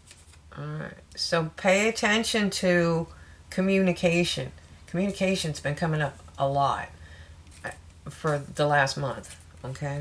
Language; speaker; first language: English; native; English